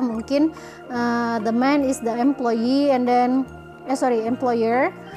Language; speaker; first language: English; non-native, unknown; Indonesian